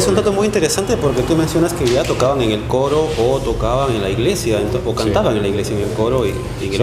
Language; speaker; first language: Spanish; native; Spanish